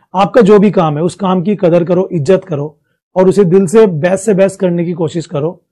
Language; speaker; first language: Hindi; native; Hindi